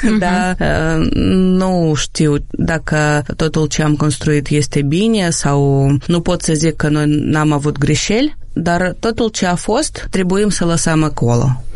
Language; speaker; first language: Romanian; non-native, local second language; Russian